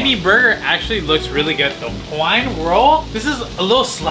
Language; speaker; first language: English; native; English